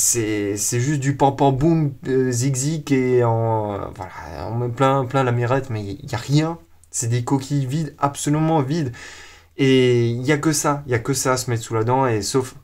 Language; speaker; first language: French; native; French